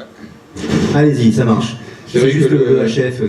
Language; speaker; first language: French; native; French